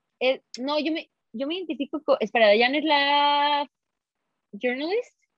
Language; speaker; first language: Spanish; early bilingual, heritage; Spanish